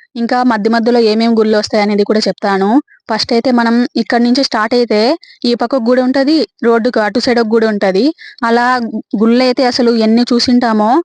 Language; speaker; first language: Telugu; native; Telugu